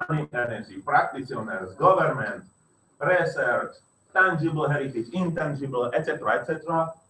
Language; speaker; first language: English; non-native, learner; Slovak